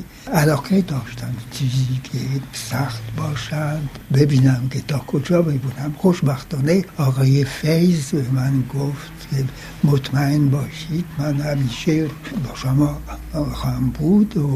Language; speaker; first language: Persian; non-native, fluent; French